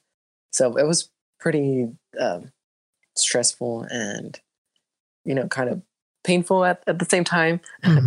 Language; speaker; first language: English; early bilingual, other home language; Spanish